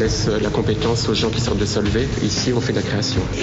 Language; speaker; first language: French; native; French